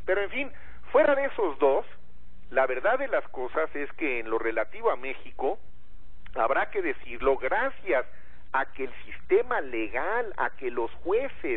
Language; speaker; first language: Spanish; native; Spanish